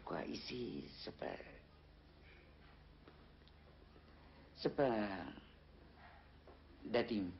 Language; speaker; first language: French; non-native, learner; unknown